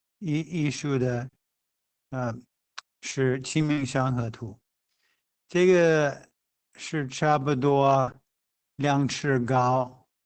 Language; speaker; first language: Chinese; non-native, fluent; English